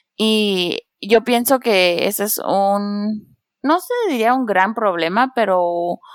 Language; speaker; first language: Spanish; early bilingual, heritage; Spanish